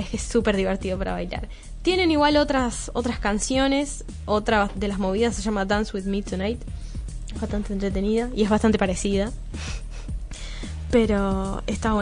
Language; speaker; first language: Spanish; native; Spanish